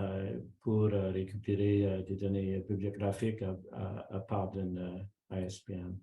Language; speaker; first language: French; non-native, local second language; English